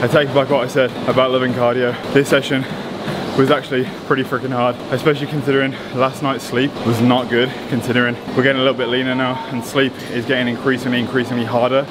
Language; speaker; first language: English; native; English